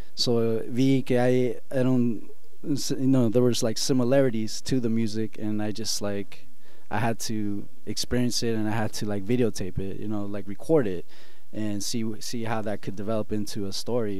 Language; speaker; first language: English; early bilingual, other home language; Spanish